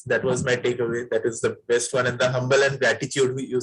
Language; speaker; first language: English; non-native, local second language; Hindi